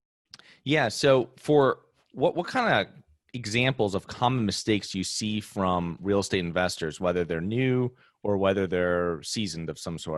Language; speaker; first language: English; native; English